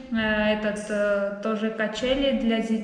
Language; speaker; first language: Russian; non-native, learner; Georgian